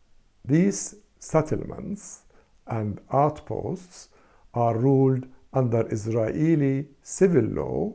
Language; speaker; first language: English; non-native, fluent; Arabic